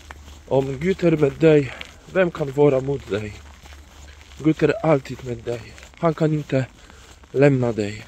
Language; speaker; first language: Swedish; non-native, fluent; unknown